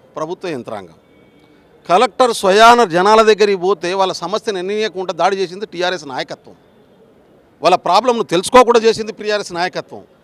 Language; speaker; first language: Telugu; non-native, local second language; Lambadi